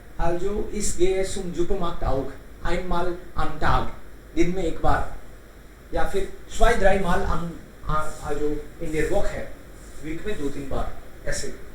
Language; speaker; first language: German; non-native, fluent; Hindi